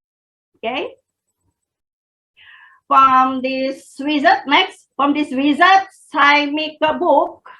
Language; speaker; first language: English; non-native, fluent; Indonesian